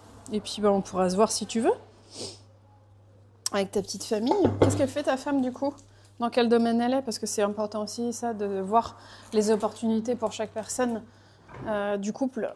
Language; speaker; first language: French; native; French